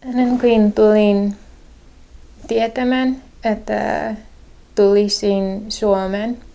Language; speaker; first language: Finnish; non-native, learner; English